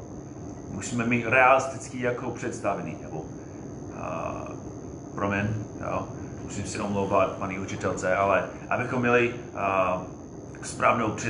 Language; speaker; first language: Czech; non-native, fluent; English